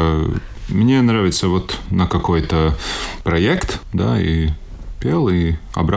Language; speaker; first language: Russian; non-native, local second language; Latvian